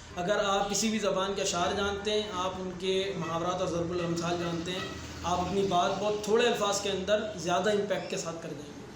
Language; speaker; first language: Urdu; native; Urdu